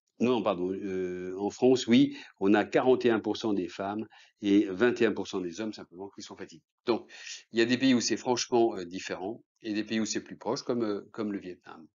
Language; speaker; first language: French; native; French